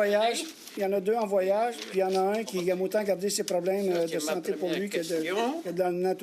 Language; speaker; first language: French; native; French